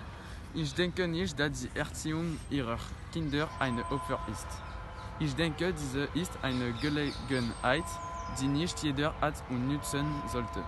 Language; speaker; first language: German; non-native, learner; French